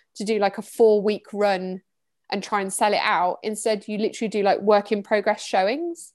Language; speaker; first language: English; native; English